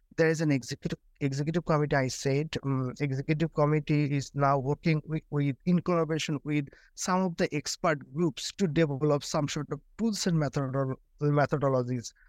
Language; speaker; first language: English; non-native, local second language; Bangla